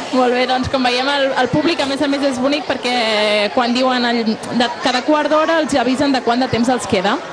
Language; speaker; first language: Catalan; native; Catalan